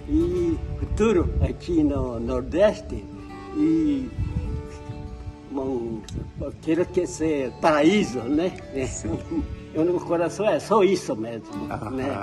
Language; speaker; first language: Portuguese; non-native, learner; Japanese